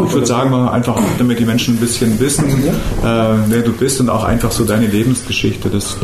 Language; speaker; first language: German; native; German